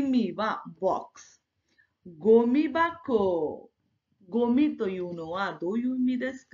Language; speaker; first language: Japanese; non-native, fluent; Marathi